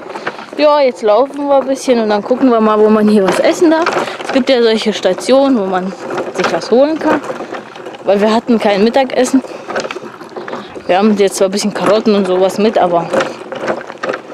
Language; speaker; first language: German; native; German